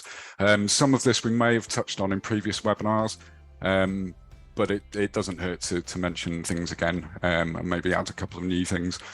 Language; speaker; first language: English; native; English